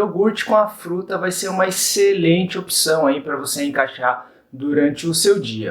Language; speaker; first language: Portuguese; native; Portuguese